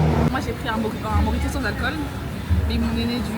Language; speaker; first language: French; native; French